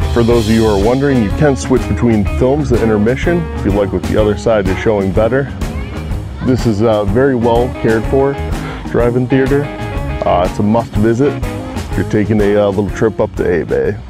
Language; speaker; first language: English; native; English